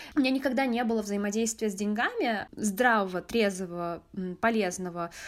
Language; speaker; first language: Russian; native; Russian